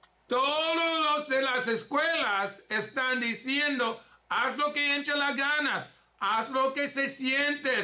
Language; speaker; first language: Spanish; early bilingual, heritage; English